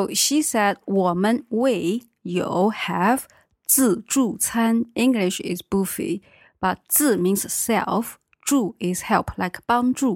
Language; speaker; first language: English; non-native, fluent; Chinese